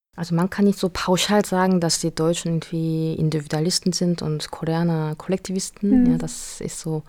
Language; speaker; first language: German; non-native, fluent; Korean